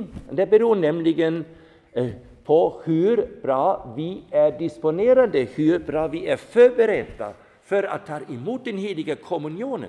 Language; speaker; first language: Swedish; non-native, fluent; German